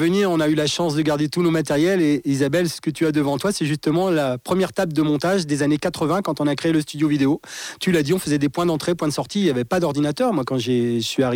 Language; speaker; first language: French; native; French